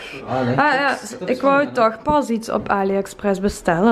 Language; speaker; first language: Dutch; native; Dutch